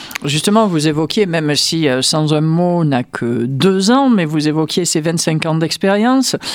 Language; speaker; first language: French; native; French